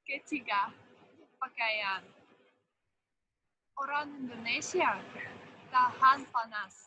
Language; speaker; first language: Indonesian; non-native, fluent; Russian